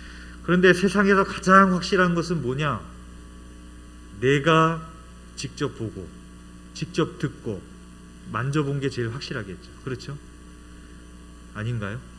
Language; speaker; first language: Korean; native; Korean